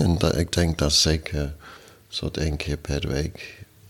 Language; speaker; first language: Dutch; non-native, fluent; English